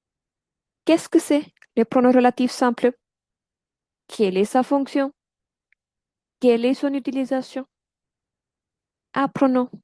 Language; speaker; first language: French; non-native, fluent; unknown